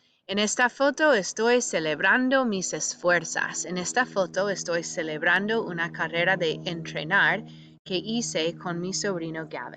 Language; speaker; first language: Spanish; non-native, fluent; English